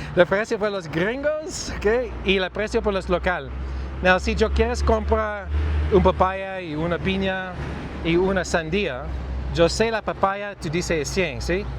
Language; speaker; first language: Spanish; non-native, learner; English